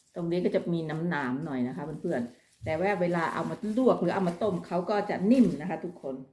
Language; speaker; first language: Thai; native; Thai